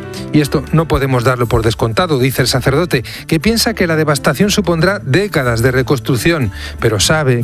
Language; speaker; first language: Spanish; native; Spanish